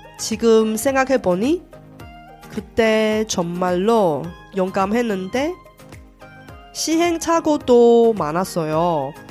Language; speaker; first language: Korean; non-native, fluent; Chinese